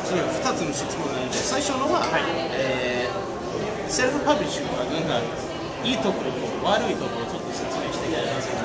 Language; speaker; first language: Japanese; non-native, fluent; English